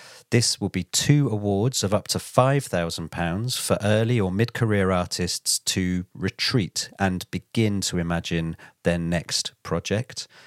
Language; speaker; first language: English; native; English